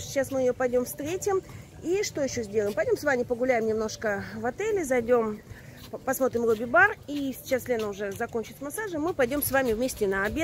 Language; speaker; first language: Russian; native; Russian